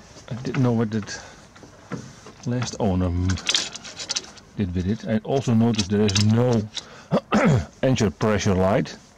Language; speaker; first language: English; non-native, learner; Dutch